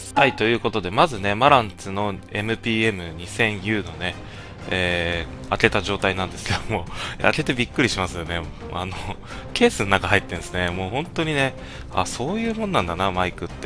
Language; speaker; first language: Japanese; native; Japanese